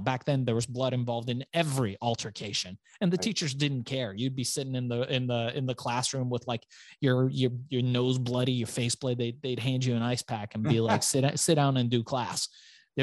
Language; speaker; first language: English; early bilingual, other home language; Persian